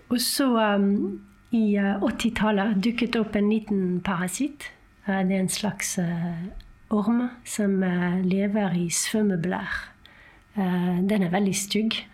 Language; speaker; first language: Norwegian; non-native, fluent; French